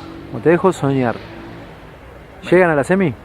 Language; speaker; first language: Spanish; native; Spanish